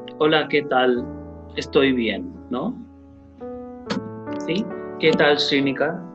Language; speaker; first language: Spanish; non-native, fluent; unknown